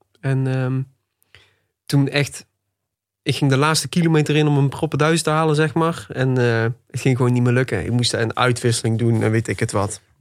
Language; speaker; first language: Dutch; native; Dutch